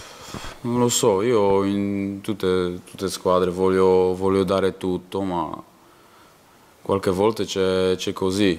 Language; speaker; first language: Italian; non-native, learner; Polish